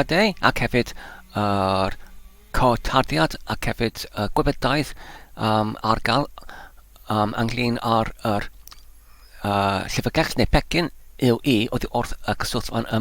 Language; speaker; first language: Welsh; non-native, learner; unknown